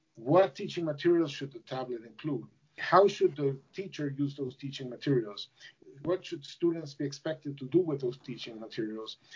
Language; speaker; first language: English; non-native, fluent; Spanish